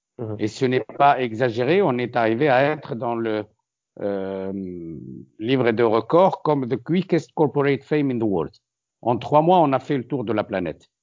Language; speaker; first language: French; non-native, local second language; Arabic